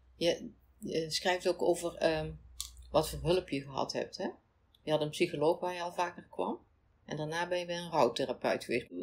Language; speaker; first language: Dutch; native; Dutch